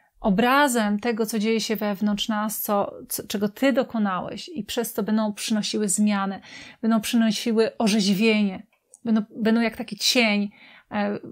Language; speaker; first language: Polish; native; Polish